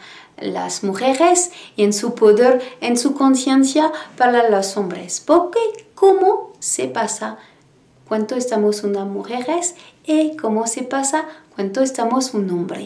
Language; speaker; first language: Spanish; non-native, learner; French